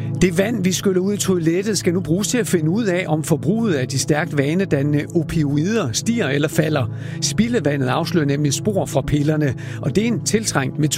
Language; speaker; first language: Danish; native; Danish